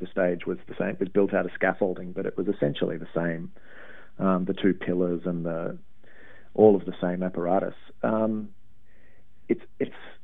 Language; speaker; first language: English; native; English